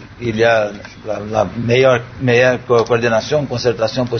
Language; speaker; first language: French; non-native, learner; Portuguese